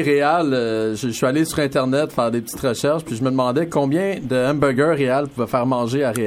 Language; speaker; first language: French; native; French